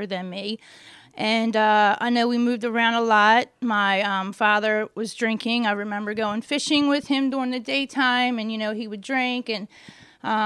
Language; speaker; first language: English; native; English